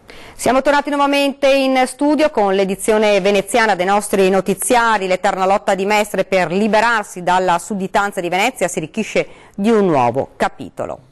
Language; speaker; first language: Italian; native; Italian